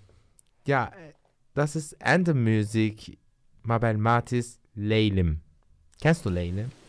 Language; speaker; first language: German; non-native, learner; Turkish